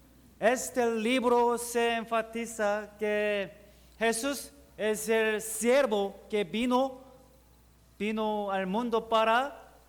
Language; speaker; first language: Spanish; non-native, learner; Korean